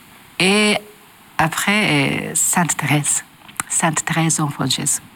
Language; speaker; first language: French; non-native, learner; Japanese